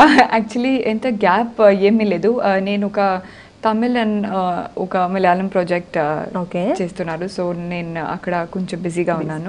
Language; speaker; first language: Telugu; non-native, learner; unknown